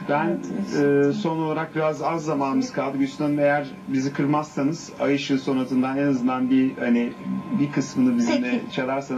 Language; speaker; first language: Turkish; native; Turkish